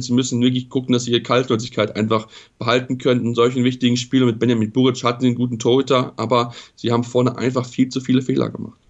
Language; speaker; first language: German; native; German